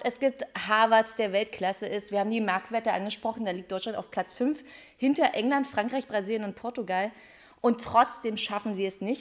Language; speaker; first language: German; native; German